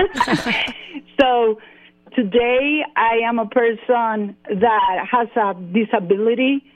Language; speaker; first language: English; non-native, fluent; Spanish